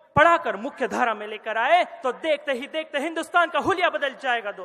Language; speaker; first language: Hindi; non-native, local second language; Gujarati